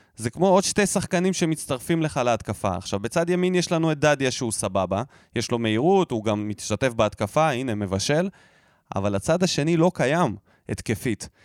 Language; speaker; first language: Hebrew; native; Hebrew